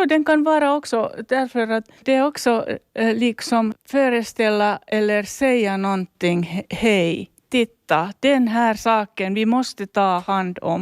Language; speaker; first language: Swedish; non-native, local second language; Finnish